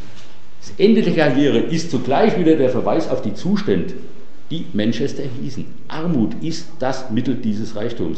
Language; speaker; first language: German; native; German